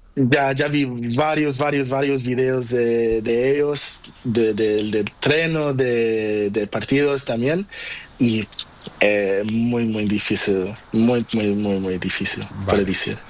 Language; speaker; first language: Spanish; non-native, learner; Portuguese